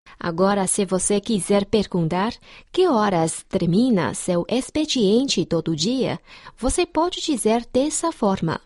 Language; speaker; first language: Portuguese; non-native, fluent; Chinese